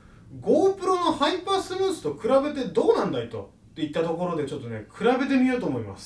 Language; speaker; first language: Japanese; native; Japanese